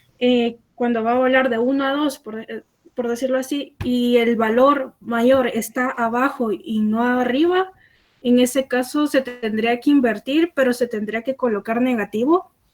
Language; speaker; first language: Spanish; native; Spanish